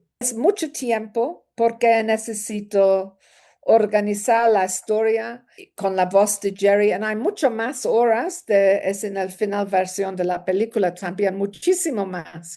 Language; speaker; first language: Spanish; non-native, learner; English